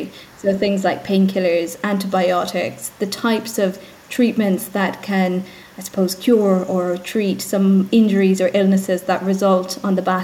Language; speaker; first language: English; native; English